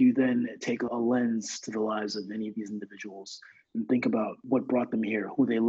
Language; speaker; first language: English; non-native, local second language; Yoruba